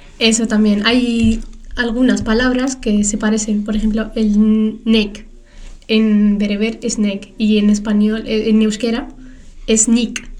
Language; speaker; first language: Spanish; early bilingual, other home language; Tachelhit